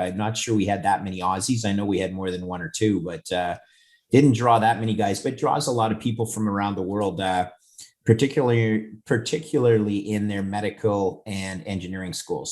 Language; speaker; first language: English; native; English